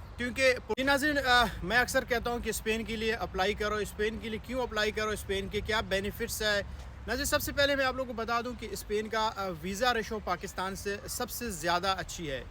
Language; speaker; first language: Hindi; non-native, local second language; Punjabi